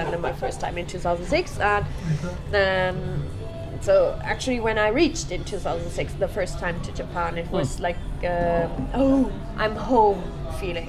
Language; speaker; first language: English; non-native, fluent; German